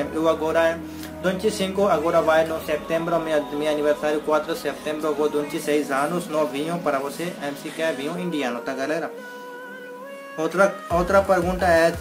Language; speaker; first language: Portuguese; non-native, learner; Hindi